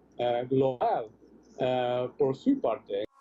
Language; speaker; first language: Spanish; non-native, fluent; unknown